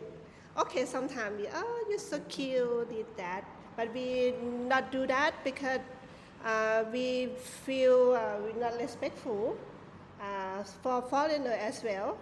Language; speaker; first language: English; non-native, learner; Thai